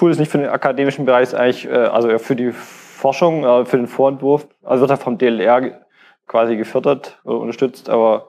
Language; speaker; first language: German; native; German